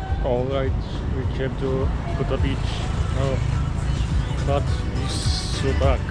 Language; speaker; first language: English; non-native, learner; Turkish